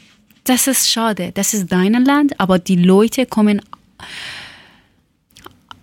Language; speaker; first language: German; non-native, learner; Persian